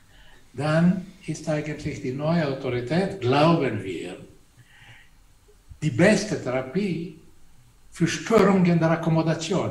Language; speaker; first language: German; non-native, fluent; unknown